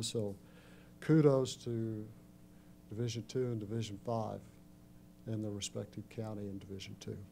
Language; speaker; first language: English; native; English